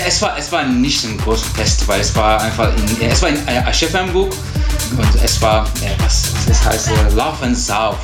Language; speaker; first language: German; non-native, learner; Turkish